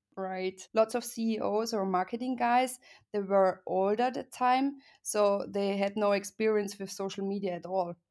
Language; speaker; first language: English; non-native, fluent; German